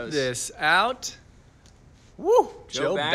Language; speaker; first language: English; native; English